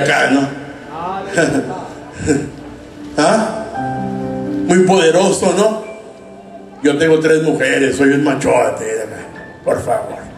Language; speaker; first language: Spanish; native; Spanish